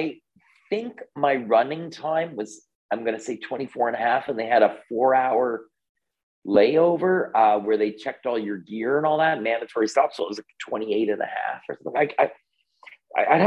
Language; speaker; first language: English; native; English